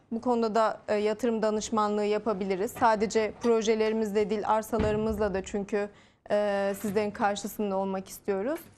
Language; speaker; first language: Turkish; native; Turkish